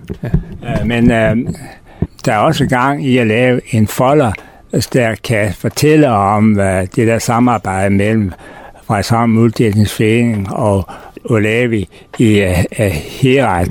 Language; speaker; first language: Danish; native; Danish